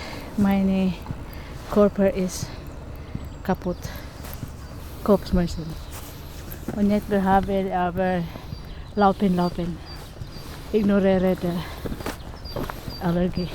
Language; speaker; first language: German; non-native, learner; Cebuano